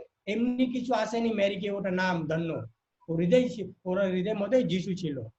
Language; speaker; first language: Bangla; non-native, learner; Hindi